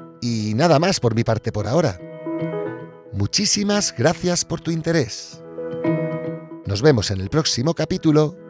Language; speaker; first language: Spanish; native; Spanish